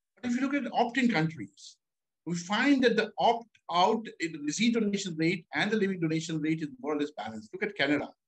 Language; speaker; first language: English; non-native, local second language; Hindi